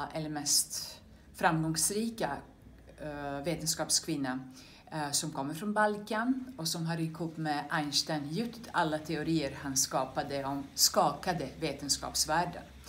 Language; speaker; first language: Swedish; non-native, fluent; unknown